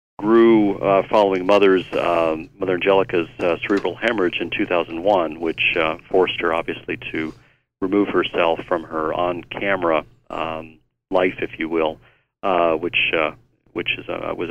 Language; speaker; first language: English; native; English